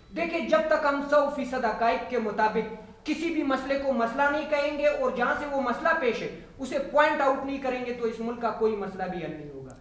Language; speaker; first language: Urdu; non-native, local second language; Pashto